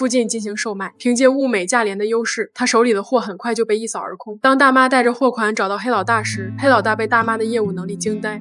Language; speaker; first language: Chinese; native; Chinese